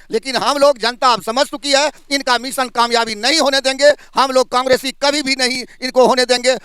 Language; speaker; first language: Hindi; native; Hindi